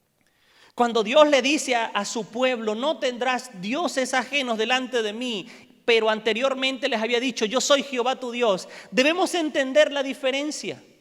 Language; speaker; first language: Spanish; native; Spanish